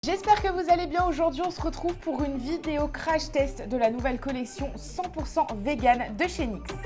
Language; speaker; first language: French; native; French